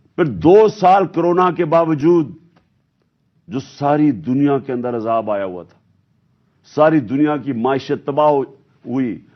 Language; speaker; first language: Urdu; native; Urdu